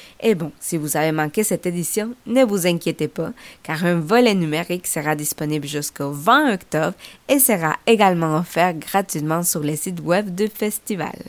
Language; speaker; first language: French; non-native, fluent; Spanish